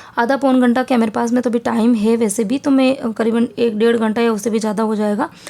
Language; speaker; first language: Hindi; native; Hindi